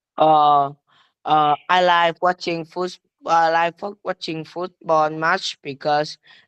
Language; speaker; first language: English; non-native, learner; Vietnamese